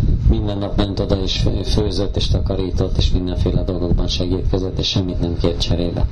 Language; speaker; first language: Hungarian; native; Hungarian